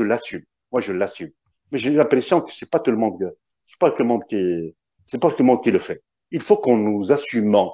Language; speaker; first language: French; non-native, local second language; Kabyle